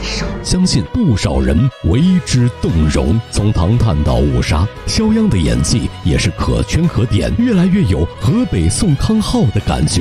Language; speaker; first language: Chinese; native; Chinese